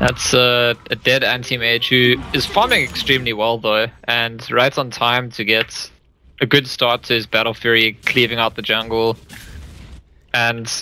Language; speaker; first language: English; native; English